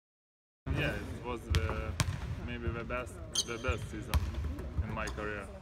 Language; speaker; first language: English; non-native, learner; Lithuanian